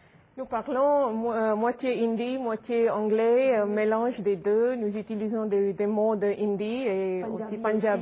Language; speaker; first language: French; non-native, fluent; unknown